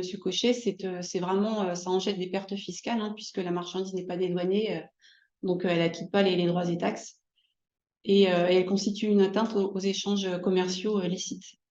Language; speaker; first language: French; native; French